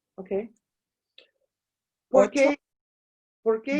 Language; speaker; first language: Spanish; non-native, learner; English